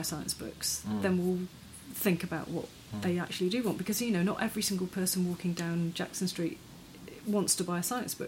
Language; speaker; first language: English; native; English